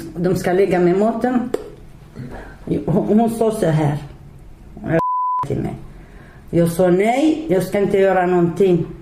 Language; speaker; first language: Swedish; non-native, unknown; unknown